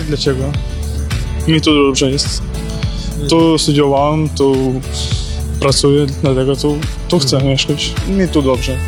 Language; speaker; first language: Polish; non-native, learner; Ukrainian